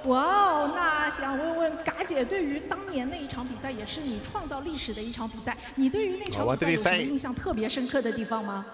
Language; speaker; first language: Chinese; native; Chinese